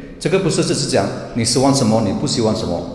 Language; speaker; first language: Chinese; non-native, learner; English